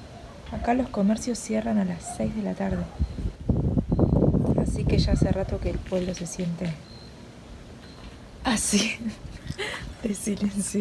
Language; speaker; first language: Spanish; native; Spanish